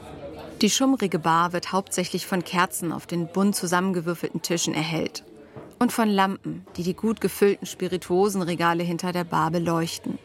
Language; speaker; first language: German; native; German